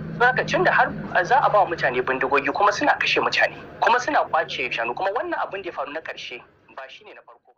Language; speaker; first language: Hausa; non-native, local second language; Fula